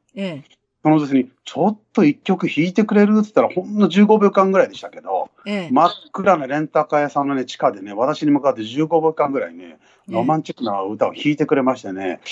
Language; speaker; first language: Japanese; native; Japanese